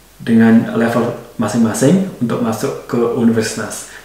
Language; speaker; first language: Indonesian; native; Indonesian